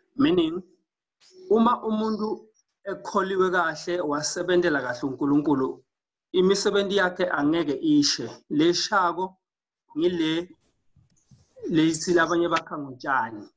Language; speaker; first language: Zulu; non-native, local second language; Swati